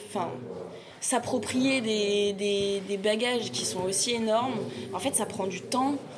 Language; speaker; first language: French; native; French